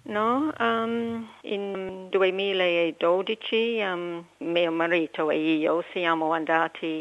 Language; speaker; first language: Italian; non-native, learner; English